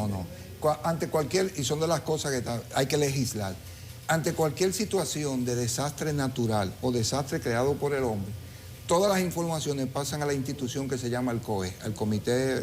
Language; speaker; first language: Spanish; native; Spanish